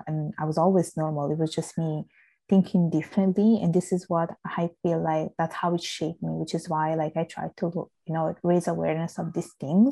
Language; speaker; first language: English; non-native, fluent; Italian